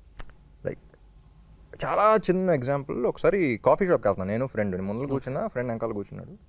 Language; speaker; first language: Telugu; native; Telugu